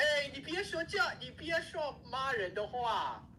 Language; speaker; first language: Chinese; non-native, fluent; English